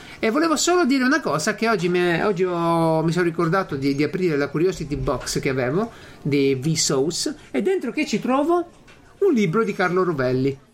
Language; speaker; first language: Italian; native; Italian